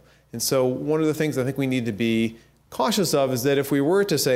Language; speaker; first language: English; native; English